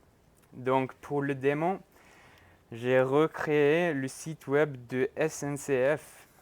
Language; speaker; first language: French; non-native, fluent; Norwegian